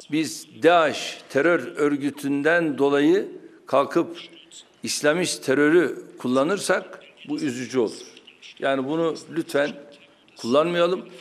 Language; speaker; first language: Turkish; native; Turkish